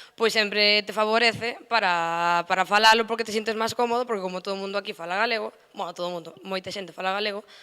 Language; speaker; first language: Galician; non-native, local second language; Spanish